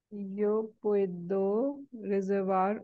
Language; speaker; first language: Spanish; non-native, learner; Hindi